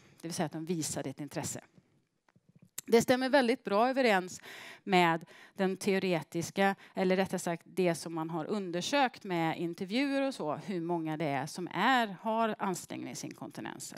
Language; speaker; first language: Swedish; native; Swedish